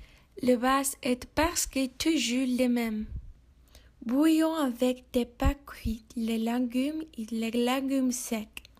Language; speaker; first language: French; non-native, learner; English